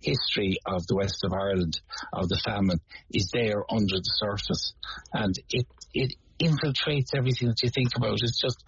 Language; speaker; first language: English; native; English